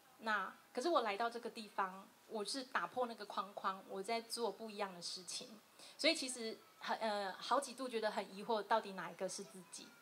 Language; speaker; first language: Chinese; native; Chinese